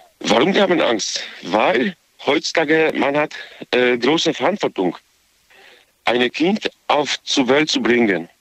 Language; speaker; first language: German; non-native, learner; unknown